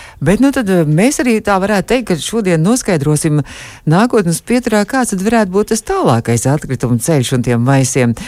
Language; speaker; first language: Latvian; native; Latvian